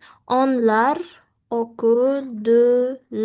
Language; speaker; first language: Turkish; non-native, fluent; Uzbek